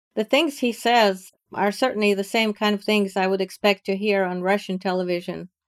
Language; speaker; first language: English; non-native, fluent; Ukrainian